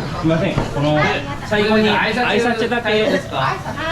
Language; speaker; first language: Japanese; non-native, learner; Korean